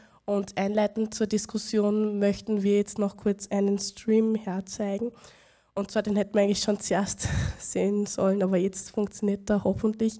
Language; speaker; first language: German; native; German